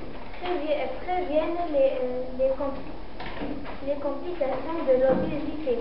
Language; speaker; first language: French; non-native, learner; Arabic